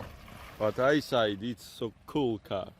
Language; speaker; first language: English; non-native, learner; Georgian